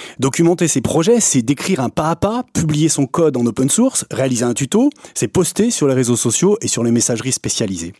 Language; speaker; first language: French; native; French